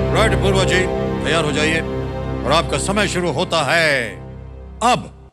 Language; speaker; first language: Hindi; native; Hindi